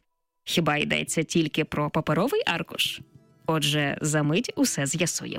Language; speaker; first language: Ukrainian; native; Ukrainian